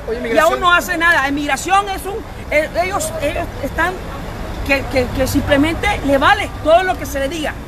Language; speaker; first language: Spanish; native; Spanish